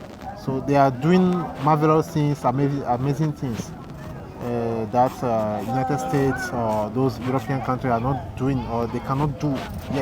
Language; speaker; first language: English; non-native, fluent; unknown